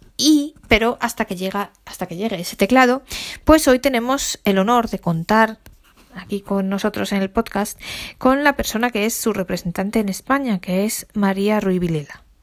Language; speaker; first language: Spanish; native; Spanish